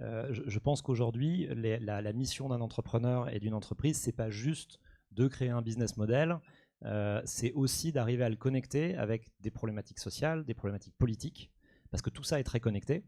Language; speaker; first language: French; native; French